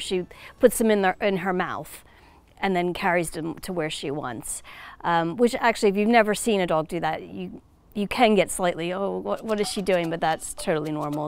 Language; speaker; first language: English; native; English